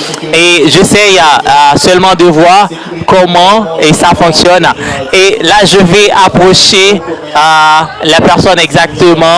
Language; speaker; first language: French; native; French